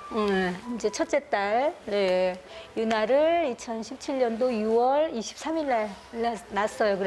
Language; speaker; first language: Korean; native; Korean